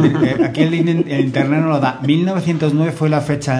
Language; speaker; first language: Spanish; native; Spanish